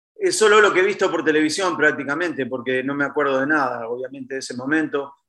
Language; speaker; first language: Spanish; native; Spanish